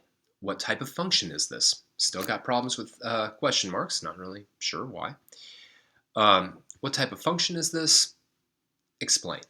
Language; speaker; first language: English; native; English